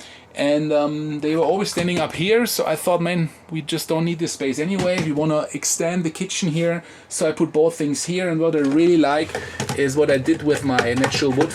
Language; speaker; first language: English; non-native, fluent; German